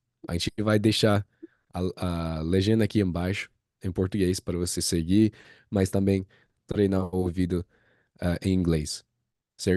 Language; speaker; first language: Portuguese; non-native, fluent; English